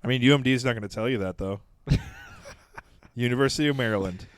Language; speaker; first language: English; native; English